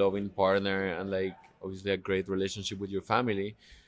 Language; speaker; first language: English; non-native, fluent; Spanish